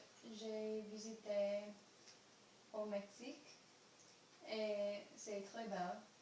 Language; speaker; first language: French; non-native, learner; English